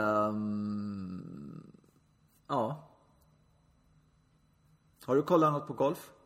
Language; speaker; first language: Swedish; native; Swedish